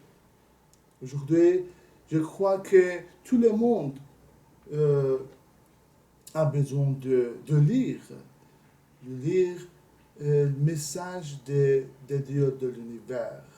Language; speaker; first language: French; non-native, learner; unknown